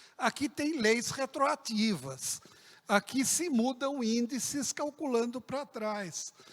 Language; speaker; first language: Portuguese; early bilingual, other home language; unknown